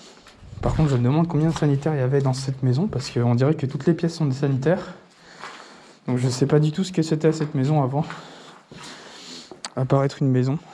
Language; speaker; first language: French; native; French